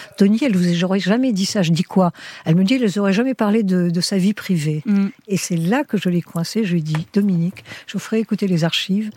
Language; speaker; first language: French; early bilingual, heritage; French